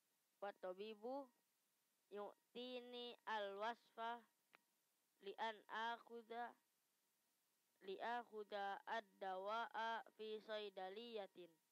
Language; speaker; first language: Arabic; non-native, learner; Indonesian